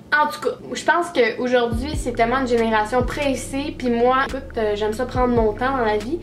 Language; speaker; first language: French; native; French